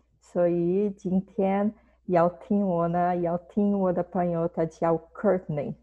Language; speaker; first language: Chinese; non-native, fluent; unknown